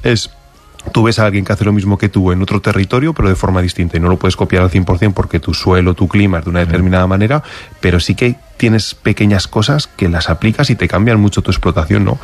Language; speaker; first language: Spanish; native; Spanish